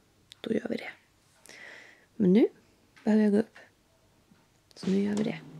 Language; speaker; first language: Swedish; native; Swedish